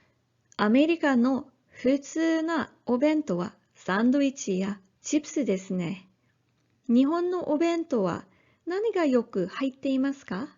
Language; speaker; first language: Japanese; non-native, learner; English